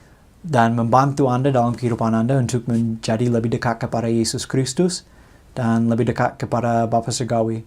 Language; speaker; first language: Indonesian; non-native, fluent; English